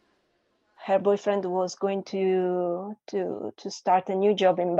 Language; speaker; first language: English; non-native, fluent; Italian